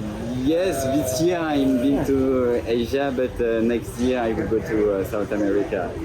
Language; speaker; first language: English; non-native, learner; French